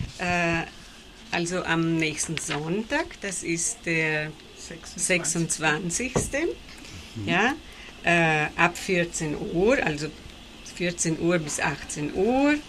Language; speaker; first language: German; early bilingual, heritage; German